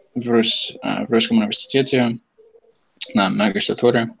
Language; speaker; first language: Russian; non-native, learner; English